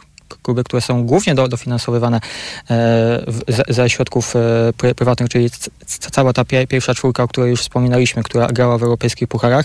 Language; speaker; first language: Polish; native; Polish